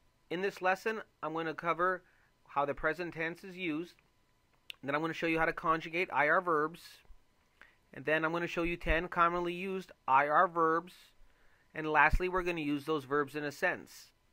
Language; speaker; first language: English; native; English